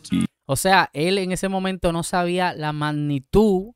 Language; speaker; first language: Spanish; native; Spanish